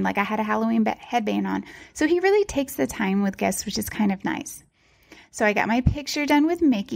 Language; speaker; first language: English; native; English